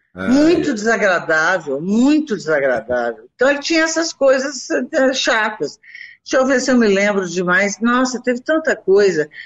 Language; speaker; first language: Portuguese; native; Portuguese